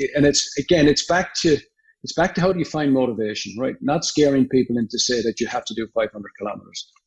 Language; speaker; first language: English; native; English